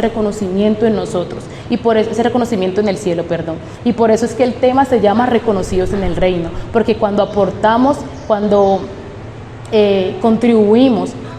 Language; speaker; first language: Spanish; native; Spanish